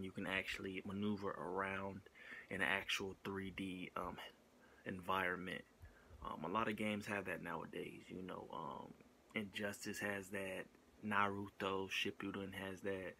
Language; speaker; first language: English; native; English